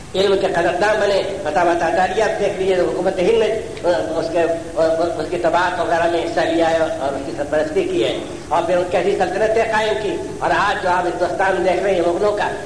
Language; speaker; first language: Urdu; native; Urdu